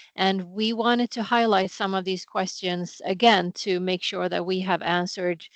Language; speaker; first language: English; non-native, fluent; Swedish